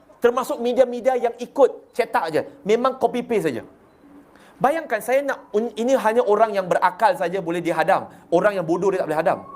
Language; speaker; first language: Malay; non-native, local second language; Chinese